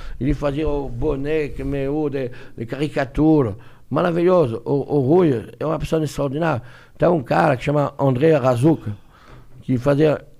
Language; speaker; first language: Portuguese; non-native, fluent; French